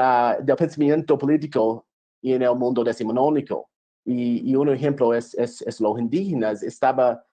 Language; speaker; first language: Spanish; non-native, fluent; English